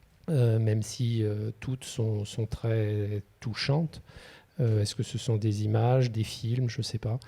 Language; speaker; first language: French; native; French